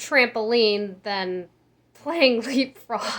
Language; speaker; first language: English; native; English